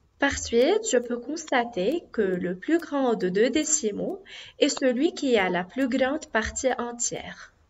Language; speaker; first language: French; non-native, local second language; Arabic